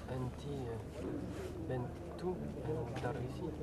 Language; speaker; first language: Arabic; non-native, learner; French